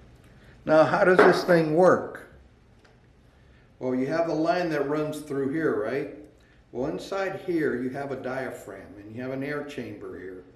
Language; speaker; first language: English; native; English